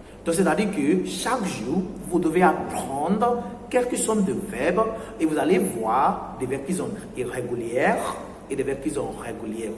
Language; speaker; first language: French; non-native, fluent; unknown